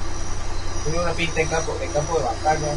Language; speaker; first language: Spanish; native; Spanish